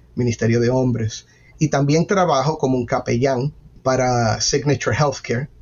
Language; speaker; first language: Spanish; early bilingual, heritage; Spanish